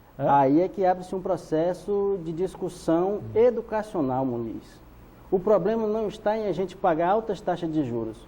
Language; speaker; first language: Portuguese; native; Portuguese